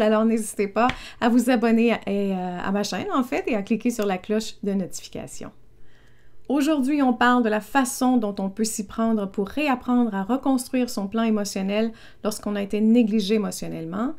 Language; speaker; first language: French; native; French